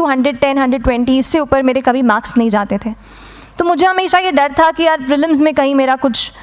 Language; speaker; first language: Hindi; native; Hindi